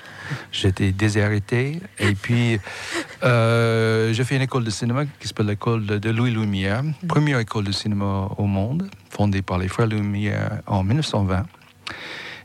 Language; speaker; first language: French; non-native, fluent; English